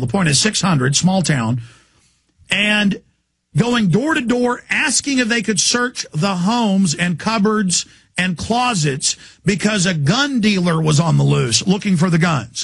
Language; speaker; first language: English; native; English